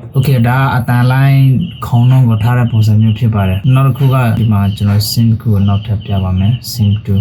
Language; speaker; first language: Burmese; non-native, local second language; Shan